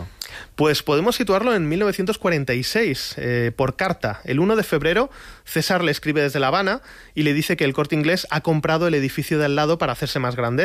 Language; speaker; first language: Spanish; native; Spanish